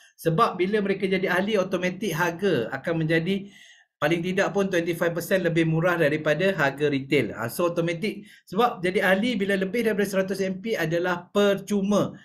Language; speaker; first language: Malay; native; Malay